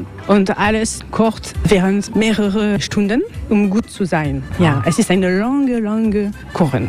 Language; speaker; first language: German; non-native, learner; French